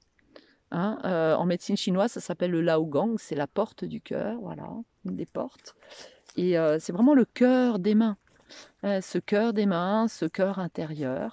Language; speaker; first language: French; native; French